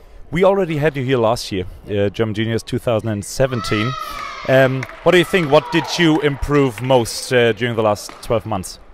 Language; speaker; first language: English; non-native, fluent; German